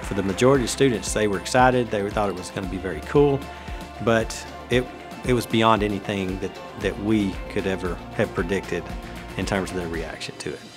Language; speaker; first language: English; native; English